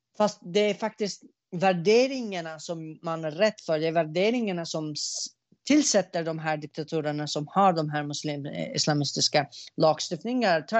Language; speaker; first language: Swedish; early bilingual, other home language; Arabic